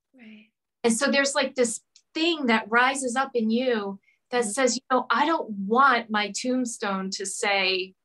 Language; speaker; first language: English; native; English